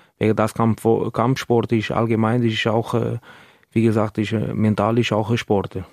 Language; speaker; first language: German; non-native, learner; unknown